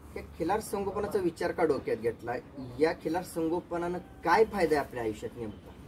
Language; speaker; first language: Marathi; native; Marathi